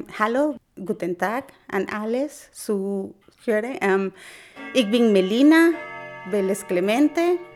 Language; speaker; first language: German; non-native, learner; Spanish